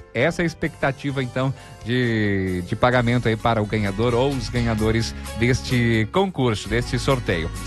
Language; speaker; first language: Portuguese; native; Portuguese